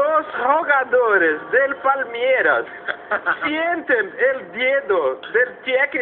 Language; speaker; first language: Spanish; non-native, learner; Portuguese